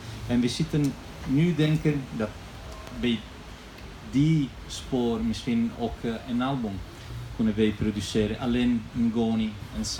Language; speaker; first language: Dutch; non-native, fluent; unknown